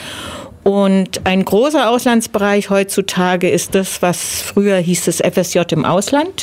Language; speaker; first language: German; native; German